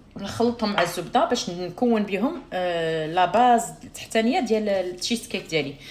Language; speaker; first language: French; non-native, local second language; Arabic